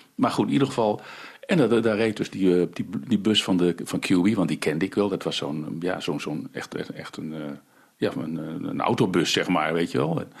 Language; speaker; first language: Dutch; early bilingual, other home language; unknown